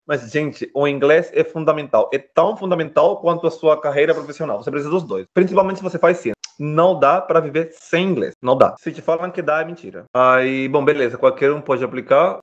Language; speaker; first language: Portuguese; non-native, fluent; Spanish